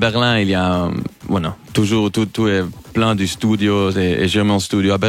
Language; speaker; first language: French; non-native, learner; Spanish